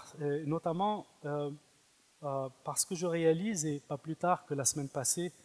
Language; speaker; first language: French; non-native, fluent; Arabic